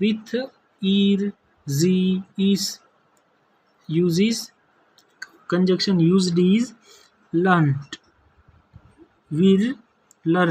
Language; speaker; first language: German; non-native, learner; Gujarati